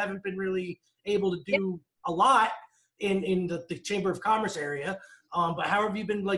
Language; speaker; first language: English; native; English